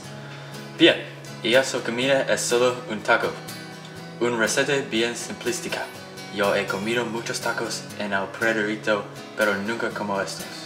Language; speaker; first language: Spanish; non-native, learner; English